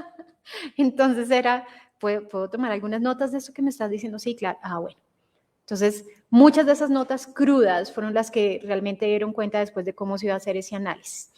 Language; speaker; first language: Spanish; native; Spanish